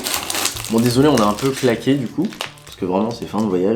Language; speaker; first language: French; native; French